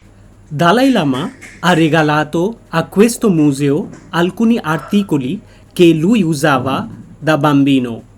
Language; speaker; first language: Italian; non-native, fluent; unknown